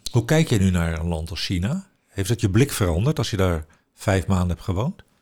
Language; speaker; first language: Dutch; native; Dutch